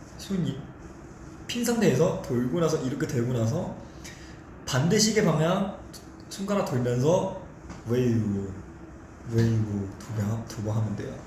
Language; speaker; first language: Korean; non-native, fluent; Chinese